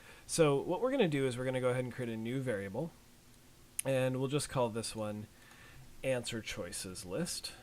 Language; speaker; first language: English; native; English